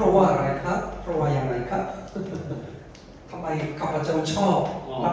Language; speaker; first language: Thai; non-native, fluent; Korean